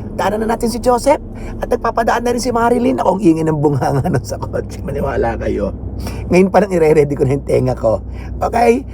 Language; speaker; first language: Filipino; native; Filipino